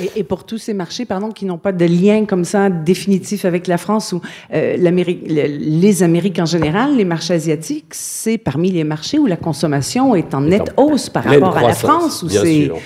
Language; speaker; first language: French; native; French